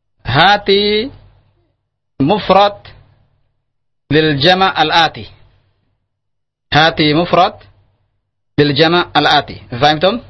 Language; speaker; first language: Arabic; non-native, fluent; Indonesian